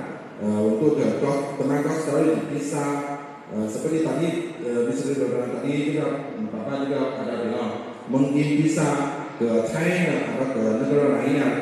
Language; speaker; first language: Indonesian; non-native, learner; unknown